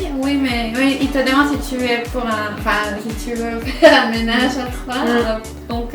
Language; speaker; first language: French; non-native, fluent; Spanish